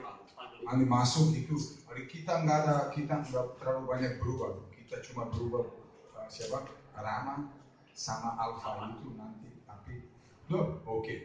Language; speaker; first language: Indonesian; non-native, fluent; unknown